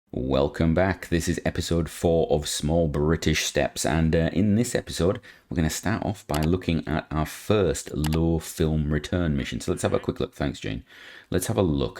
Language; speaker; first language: English; native; English